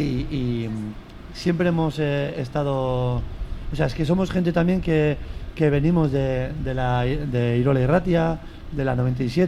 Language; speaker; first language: Spanish; native; Spanish